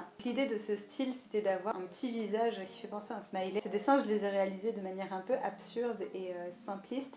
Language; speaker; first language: French; native; French